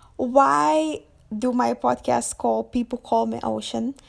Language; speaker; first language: English; non-native, fluent; Lithuanian